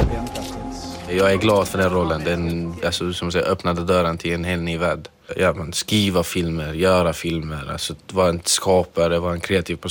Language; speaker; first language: Swedish; non-native, fluent; Arabic